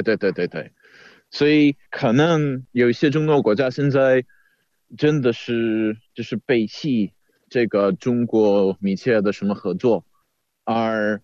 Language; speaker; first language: Chinese; non-native, fluent; Czech